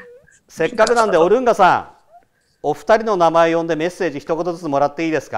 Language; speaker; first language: Japanese; native; Japanese